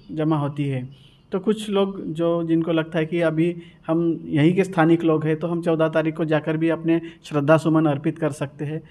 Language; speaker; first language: Hindi; non-native, local second language; Marathi